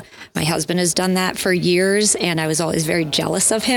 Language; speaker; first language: English; native; English